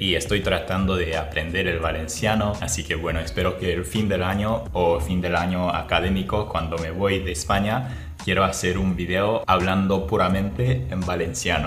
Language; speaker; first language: Spanish; non-native, fluent; Japanese